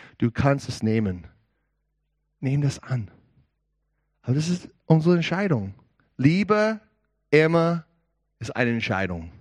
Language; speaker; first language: German; non-native, learner; English